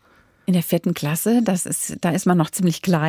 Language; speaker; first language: German; native; German